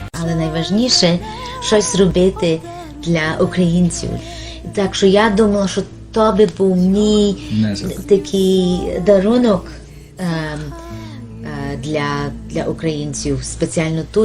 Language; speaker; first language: Ukrainian; early bilingual, heritage; Ukrainian